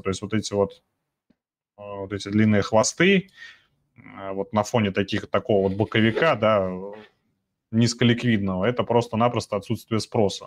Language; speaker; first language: Russian; native; Russian